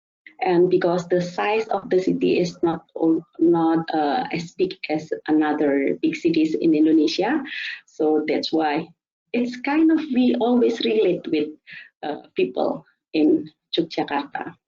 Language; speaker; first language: English; non-native, fluent; Indonesian